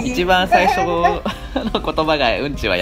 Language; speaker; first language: Japanese; native; Japanese